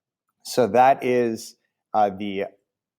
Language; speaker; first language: English; native; English